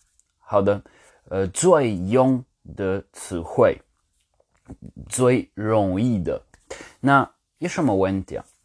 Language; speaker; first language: Chinese; non-native, learner; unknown